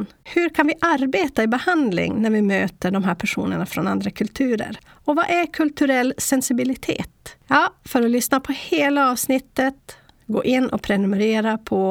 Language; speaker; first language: Swedish; native; Swedish